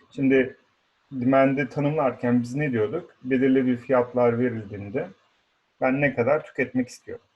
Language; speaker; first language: Turkish; native; Turkish